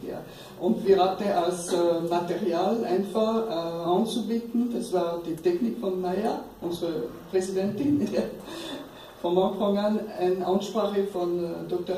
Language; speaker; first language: German; non-native, fluent; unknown